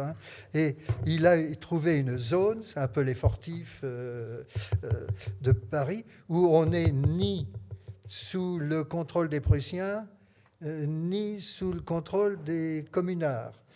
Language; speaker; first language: French; native; French